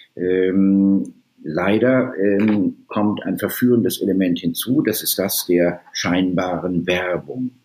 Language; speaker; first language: German; native; German